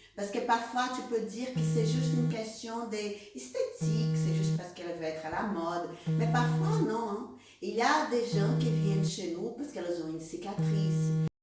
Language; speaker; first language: French; non-native, fluent; Portuguese